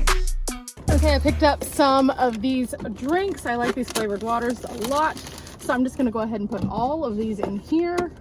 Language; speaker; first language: English; native; English